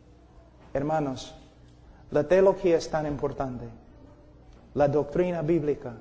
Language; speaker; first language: Spanish; non-native, fluent; English